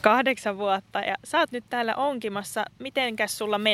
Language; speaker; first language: Finnish; native; Finnish